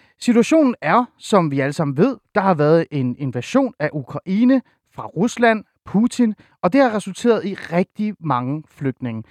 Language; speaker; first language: Danish; early bilingual, other home language; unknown